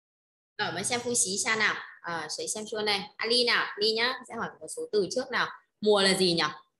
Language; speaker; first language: Vietnamese; native; Vietnamese